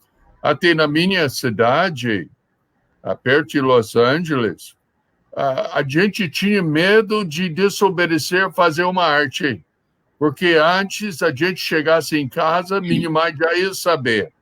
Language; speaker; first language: Portuguese; non-native, fluent; English